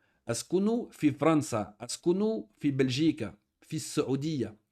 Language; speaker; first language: Arabic; non-native, fluent; French